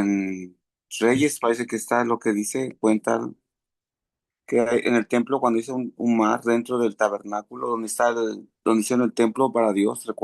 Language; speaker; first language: Spanish; native; Spanish